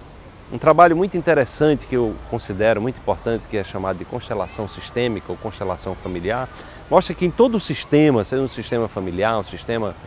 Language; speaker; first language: Portuguese; native; Portuguese